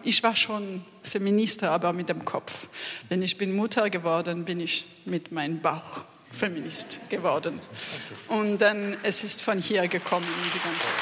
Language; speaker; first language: German; non-native, fluent; French